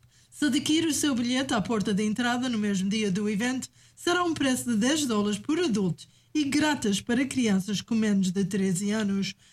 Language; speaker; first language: Portuguese; native; Portuguese